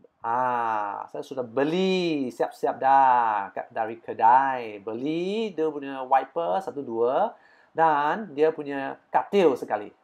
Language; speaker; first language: Malay; non-native, local second language; Chinese